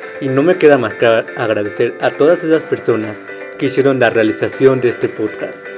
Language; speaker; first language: Spanish; native; Spanish